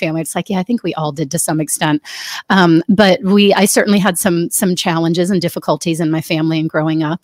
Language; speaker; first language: English; native; English